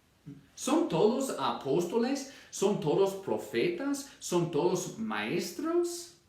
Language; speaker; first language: Spanish; non-native, fluent; English